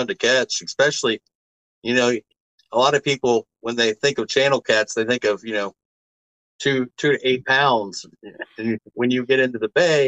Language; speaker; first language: English; native; English